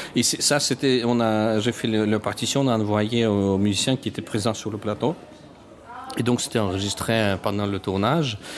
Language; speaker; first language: French; non-native, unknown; Russian